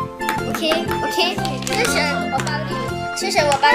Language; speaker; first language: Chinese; early bilingual, heritage; English